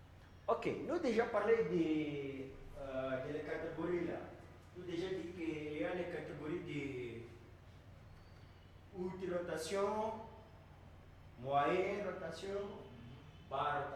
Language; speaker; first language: French; non-native, learner; Portuguese